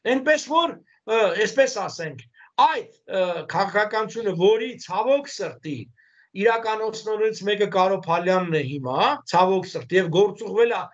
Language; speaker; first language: Armenian; native; Armenian